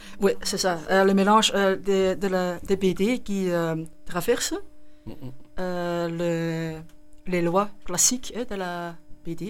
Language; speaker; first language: French; non-native, local second language; Dutch